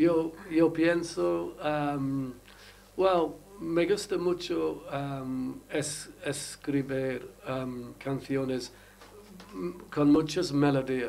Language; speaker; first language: Spanish; non-native, learner; English